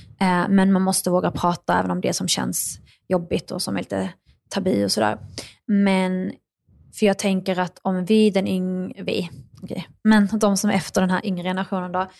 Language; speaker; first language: Swedish; early bilingual, other home language; Arabic